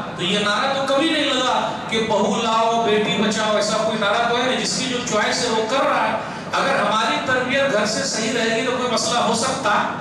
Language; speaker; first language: Urdu; non-native, local second language; Hindi